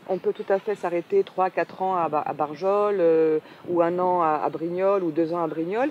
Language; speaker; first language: French; native; French